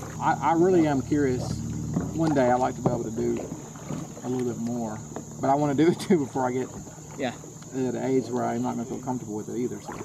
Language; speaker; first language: English; native; English